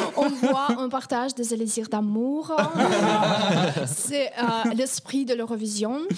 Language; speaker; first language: French; non-native, fluent; Russian